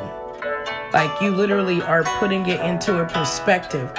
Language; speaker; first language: English; native; English